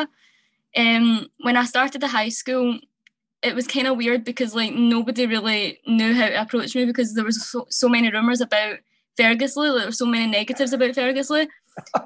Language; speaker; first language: English; native; English